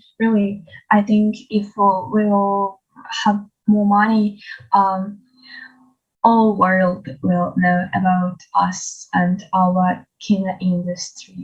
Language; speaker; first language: English; non-native, learner; Ukrainian